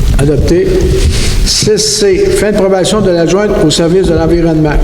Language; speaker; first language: French; native; French